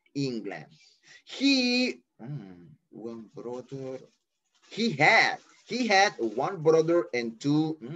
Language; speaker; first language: English; non-native, fluent; Spanish